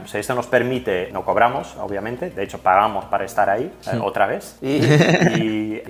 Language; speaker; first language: Spanish; non-native, fluent; Dutch